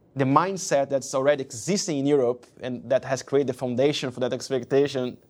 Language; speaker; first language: English; non-native, fluent; Portuguese